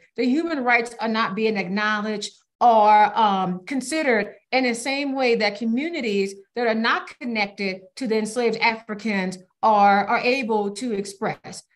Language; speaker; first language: English; native; English